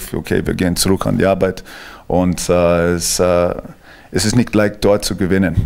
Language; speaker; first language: German; non-native, fluent; English